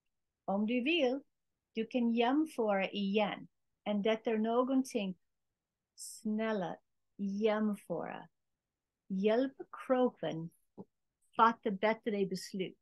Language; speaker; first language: Swedish; non-native, learner; English